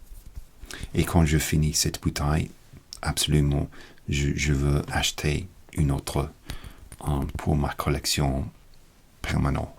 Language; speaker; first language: French; non-native, learner; English